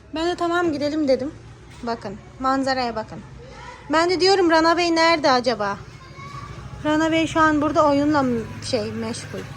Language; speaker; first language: Turkish; native; Turkish